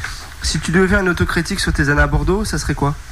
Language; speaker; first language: French; native; French